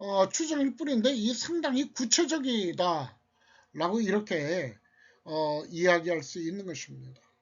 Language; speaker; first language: Korean; native; Korean